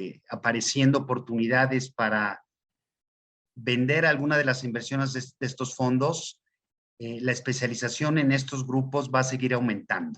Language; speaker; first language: Spanish; native; Spanish